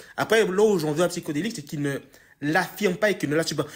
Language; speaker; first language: French; native; French